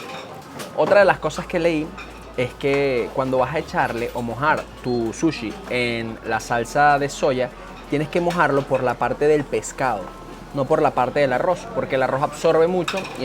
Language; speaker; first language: Spanish; native; Spanish